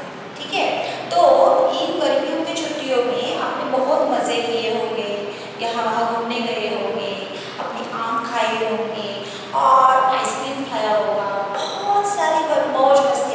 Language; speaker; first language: Hindi; native; Hindi